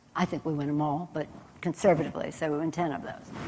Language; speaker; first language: English; native; English